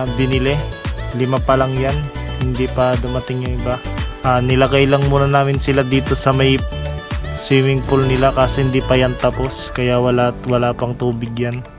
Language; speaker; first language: Filipino; non-native, local second language; Cebuano